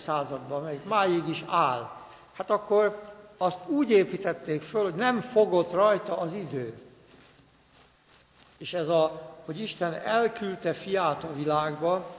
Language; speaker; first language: Hungarian; native; Hungarian